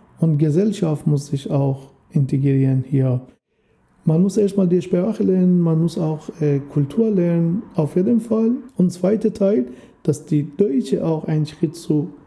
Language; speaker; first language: German; non-native, fluent; Persian